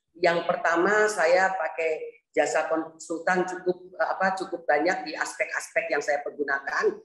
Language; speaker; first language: Indonesian; native; Indonesian